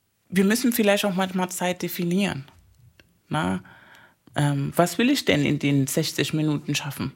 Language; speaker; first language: German; non-native, fluent; Spanish